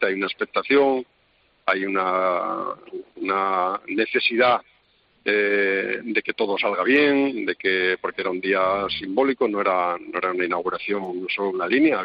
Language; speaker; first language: Spanish; native; Spanish